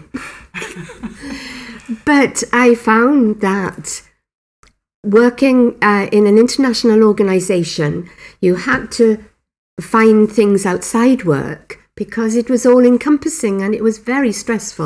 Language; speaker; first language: English; native; English